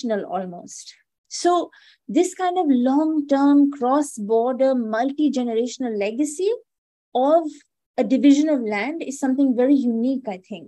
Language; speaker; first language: English; non-native, local second language; Hindi